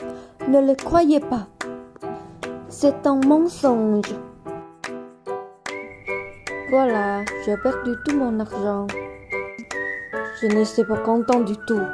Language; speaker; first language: French; non-native, learner; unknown